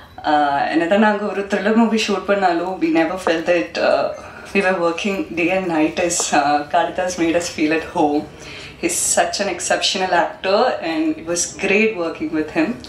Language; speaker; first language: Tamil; non-native, learner; Malayalam